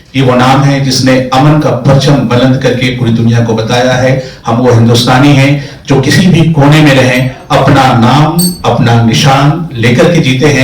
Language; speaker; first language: Hindi; native; Hindi